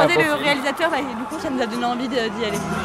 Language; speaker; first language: French; native; French